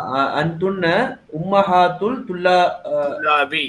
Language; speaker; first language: Arabic; non-native, learner; Tamil